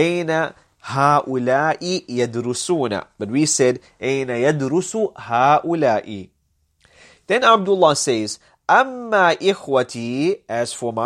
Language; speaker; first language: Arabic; non-native, fluent; English